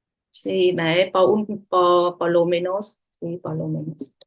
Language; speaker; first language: Spanish; non-native, fluent; Vietnamese